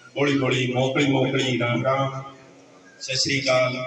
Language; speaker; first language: Hindi; native; Hindi